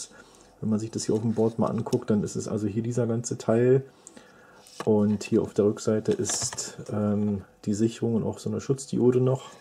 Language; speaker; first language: German; native; German